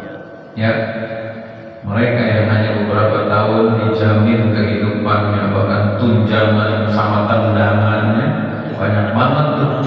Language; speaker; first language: Indonesian; native; Indonesian